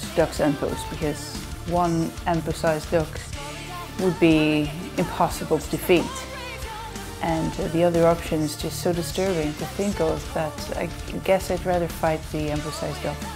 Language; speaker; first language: English; non-native, fluent; Dutch